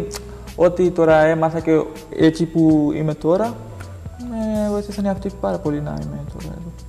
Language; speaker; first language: Greek; non-native, learner; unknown